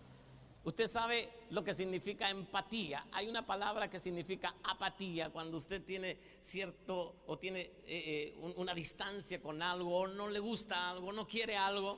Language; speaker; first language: Spanish; native; Spanish